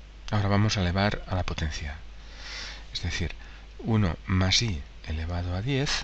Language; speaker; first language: Spanish; native; Spanish